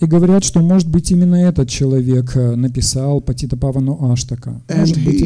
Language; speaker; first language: Russian; native; Russian